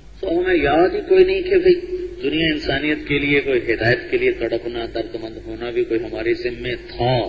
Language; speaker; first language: Urdu; non-native, local second language; Punjabi